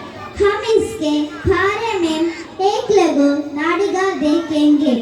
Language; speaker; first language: Hindi; non-native, local second language; Malayalam